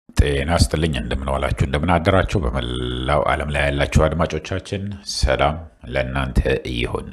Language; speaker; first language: Amharic; non-native, local second language; Tigrinya